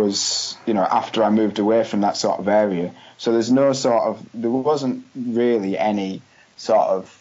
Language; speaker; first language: English; native; English